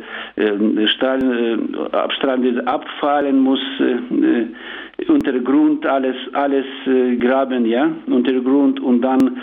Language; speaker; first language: German; non-native, learner; Ukrainian